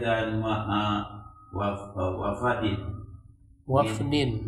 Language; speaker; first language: Arabic; non-native, learner; Indonesian